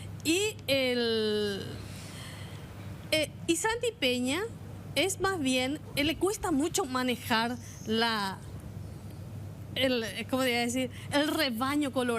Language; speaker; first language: Spanish; native; Spanish